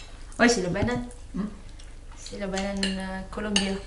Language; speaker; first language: French; non-native, learner; Indonesian